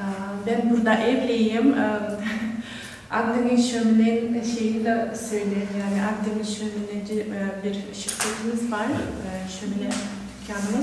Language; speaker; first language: Turkish; non-native, fluent; Kyrgyz